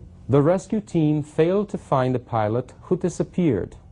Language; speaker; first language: English; non-native, fluent; Portuguese